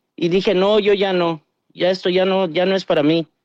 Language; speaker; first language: Spanish; early bilingual, heritage; Spanish